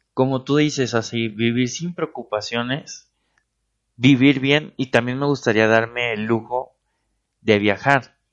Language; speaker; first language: Spanish; native; Spanish